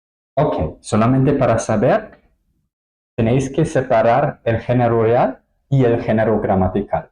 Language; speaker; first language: Spanish; non-native, fluent; German